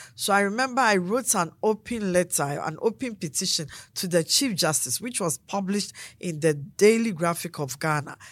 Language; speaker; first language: English; non-native, local second language; Akan